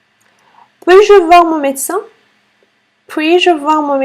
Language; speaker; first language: French; non-native, fluent; Arabic